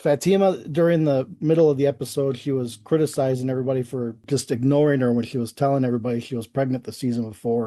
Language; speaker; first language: English; native; English